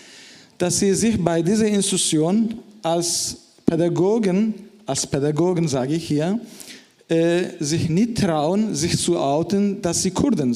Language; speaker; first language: German; non-native, fluent; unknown